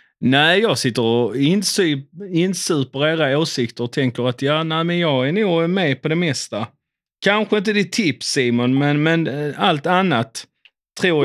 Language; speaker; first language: Swedish; native; Swedish